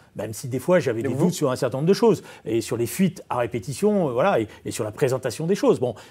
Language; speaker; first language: French; native; French